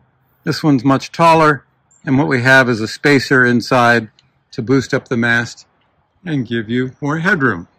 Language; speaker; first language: English; native; English